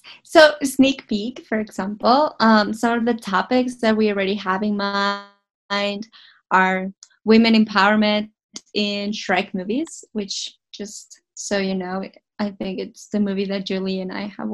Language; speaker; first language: English; non-native, fluent; Spanish